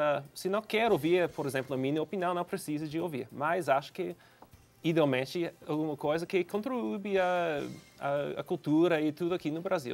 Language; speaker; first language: Portuguese; non-native, fluent; English